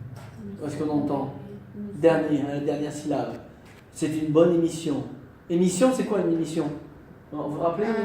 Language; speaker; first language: French; non-native, fluent; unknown